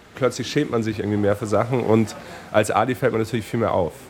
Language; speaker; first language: German; native; German